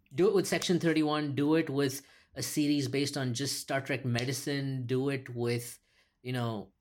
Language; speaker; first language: English; early bilingual, other home language; Hindi